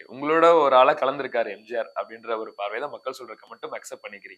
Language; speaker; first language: Tamil; native; Tamil